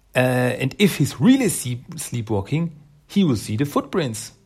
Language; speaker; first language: English; non-native, fluent; German